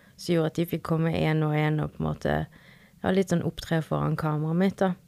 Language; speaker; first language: Norwegian; early bilingual, other home language; Spanish